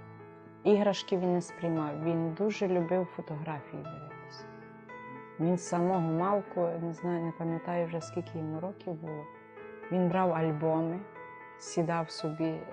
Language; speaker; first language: Ukrainian; native; Ukrainian